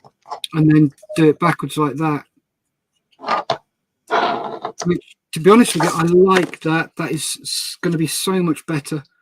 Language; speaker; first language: English; native; English